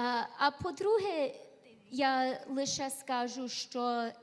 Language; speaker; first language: Ukrainian; early bilingual, heritage; Ukrainian